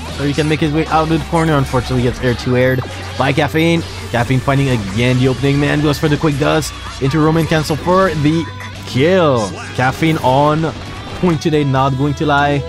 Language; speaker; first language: English; non-native, fluent; French